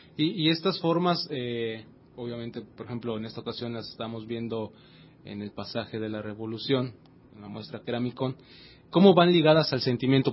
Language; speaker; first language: Spanish; native; Spanish